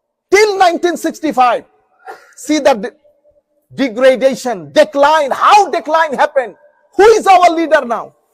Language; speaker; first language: English; non-native, local second language; Bangla